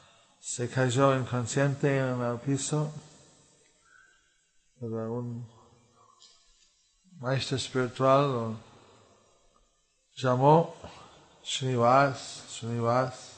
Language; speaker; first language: Spanish; non-native, fluent; English